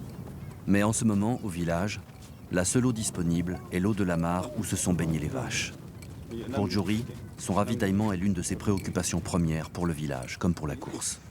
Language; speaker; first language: French; native; French